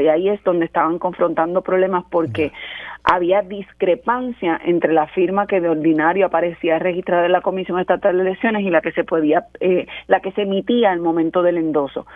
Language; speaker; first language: Spanish; native; Spanish